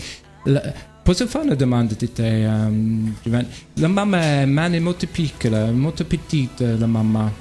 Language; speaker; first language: Italian; non-native, learner; English